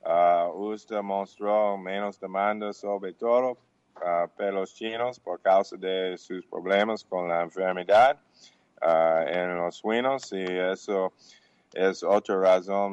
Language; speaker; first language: Portuguese; non-native, learner; English